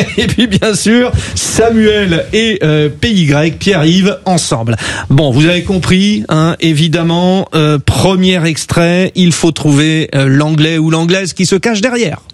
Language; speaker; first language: French; native; French